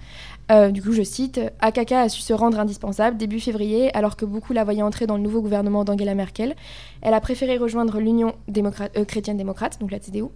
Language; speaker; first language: French; native; French